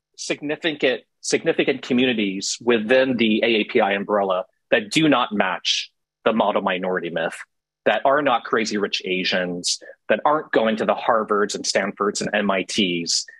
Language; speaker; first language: English; native; English